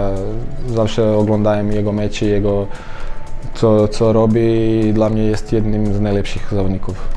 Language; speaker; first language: Polish; non-native, fluent; Croatian